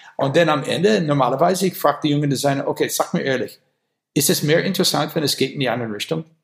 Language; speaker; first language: German; non-native, fluent; English